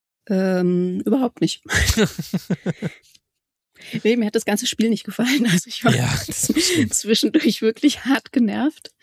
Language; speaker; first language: German; native; German